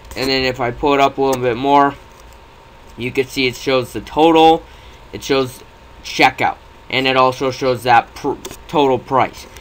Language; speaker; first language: English; native; English